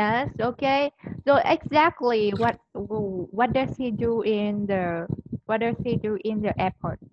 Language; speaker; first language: English; non-native, fluent; Vietnamese